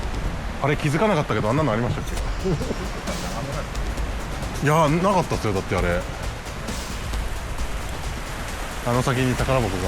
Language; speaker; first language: Japanese; native; Japanese